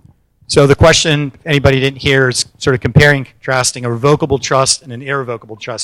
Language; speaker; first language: English; native; English